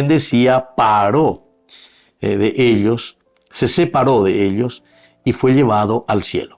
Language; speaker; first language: Spanish; native; Spanish